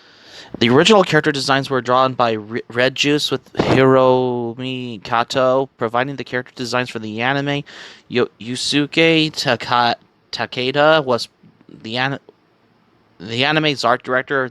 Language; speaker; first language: English; native; English